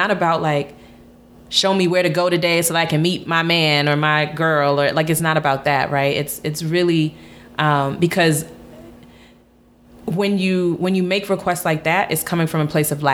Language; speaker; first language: English; native; English